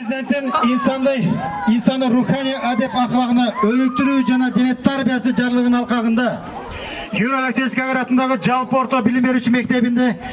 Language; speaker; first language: Kyrgyz; native; Kyrgyz